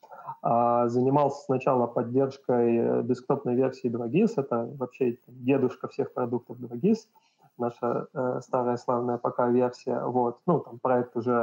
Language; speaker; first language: Russian; native; Russian